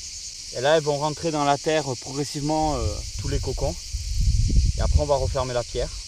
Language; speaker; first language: French; native; French